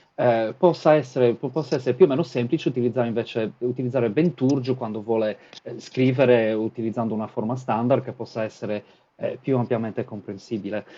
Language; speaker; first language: Italian; native; Italian